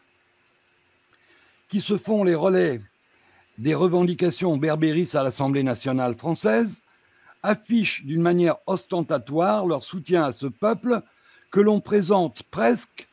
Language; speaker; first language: French; native; French